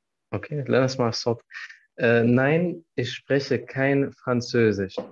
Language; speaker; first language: German; non-native, fluent; Arabic